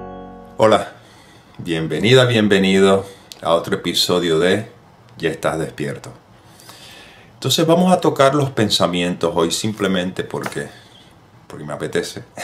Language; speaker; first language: Spanish; native; Spanish